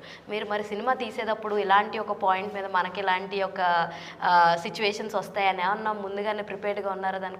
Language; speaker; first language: Telugu; native; Telugu